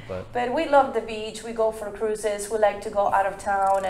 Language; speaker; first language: English; non-native, fluent; Spanish